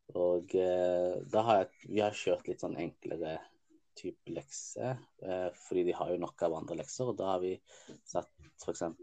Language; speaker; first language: Norwegian; early bilingual, other home language; Somali